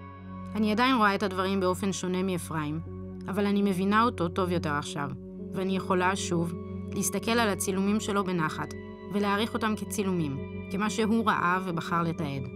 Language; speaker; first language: Hebrew; native; Hebrew